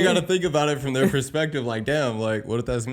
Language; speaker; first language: English; native; English